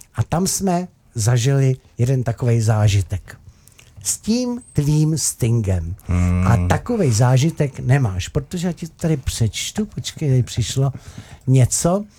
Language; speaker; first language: Czech; native; Czech